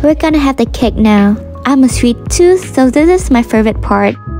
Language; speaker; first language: English; non-native, fluent; Vietnamese